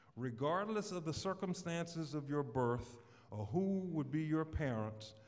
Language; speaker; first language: English; native; English